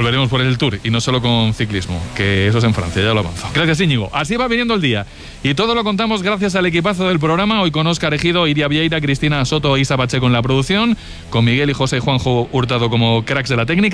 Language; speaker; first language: Spanish; native; Spanish